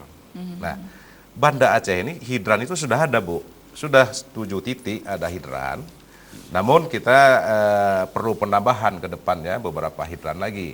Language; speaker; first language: Malay; native; Malay